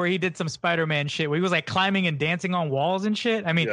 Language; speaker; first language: English; native; English